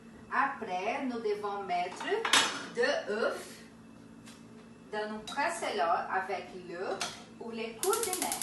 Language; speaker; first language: French; non-native, learner; Portuguese